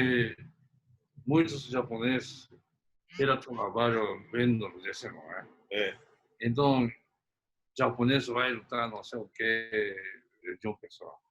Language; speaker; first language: Portuguese; early bilingual, other home language; Japanese